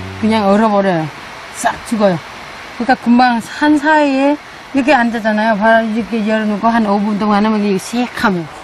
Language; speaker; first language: Korean; non-native, fluent; Vietnamese